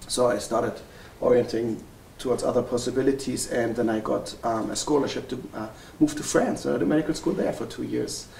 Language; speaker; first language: English; non-native, fluent; German